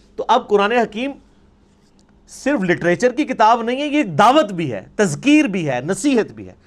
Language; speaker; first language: Urdu; non-native, local second language; Punjabi